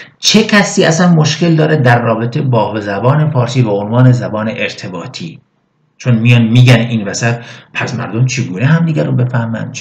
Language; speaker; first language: Persian; non-native, local second language; Kurdish